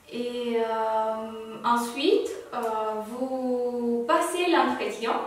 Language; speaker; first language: French; non-native, fluent; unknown